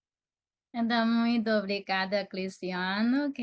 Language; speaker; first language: Portuguese; non-native, fluent; Chinese